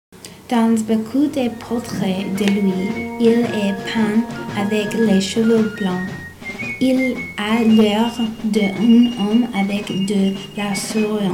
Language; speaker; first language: French; non-native, learner; English